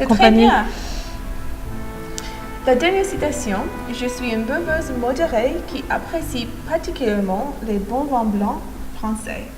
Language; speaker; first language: French; non-native, fluent; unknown